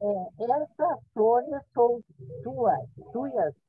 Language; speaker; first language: Spanish; non-native, learner; Portuguese